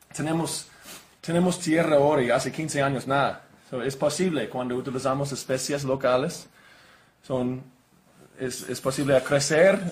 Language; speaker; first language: Spanish; non-native, learner; English